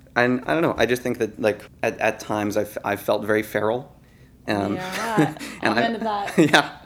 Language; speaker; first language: English; native; English